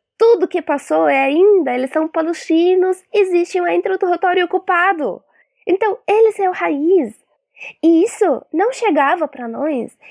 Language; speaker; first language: Portuguese; non-native, fluent; Arabic